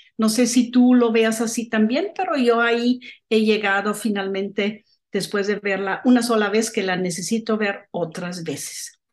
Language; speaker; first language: Spanish; non-native, fluent; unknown